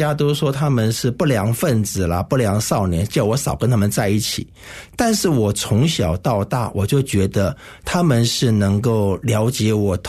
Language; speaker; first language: Chinese; native; Chinese